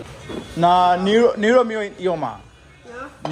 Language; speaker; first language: Chinese; non-native, learner; Bangla